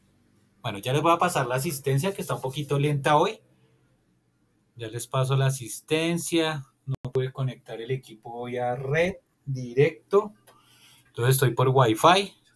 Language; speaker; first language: Spanish; native; Spanish